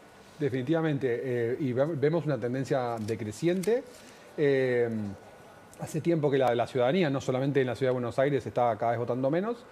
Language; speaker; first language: Spanish; native; Spanish